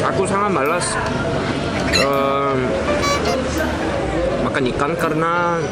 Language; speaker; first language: Indonesian; non-native, learner; Korean